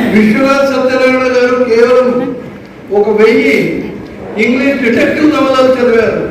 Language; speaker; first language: Telugu; native; Telugu